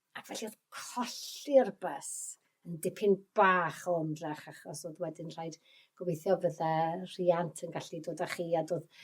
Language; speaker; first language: Welsh; native; Welsh